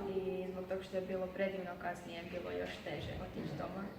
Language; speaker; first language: Croatian; native; Croatian